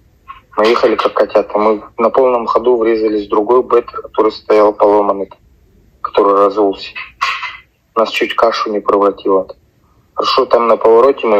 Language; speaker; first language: Russian; native; Russian